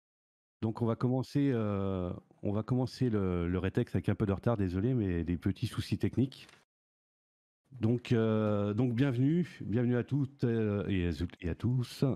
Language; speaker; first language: French; native; French